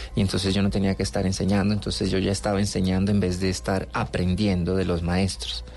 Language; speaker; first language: Spanish; native; Spanish